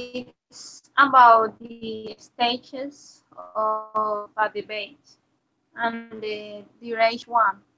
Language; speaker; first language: English; non-native, learner; Spanish